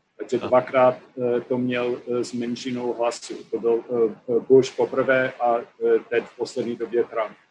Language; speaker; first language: Czech; non-native, fluent; English